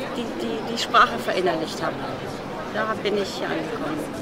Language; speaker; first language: German; early bilingual, other home language; Russian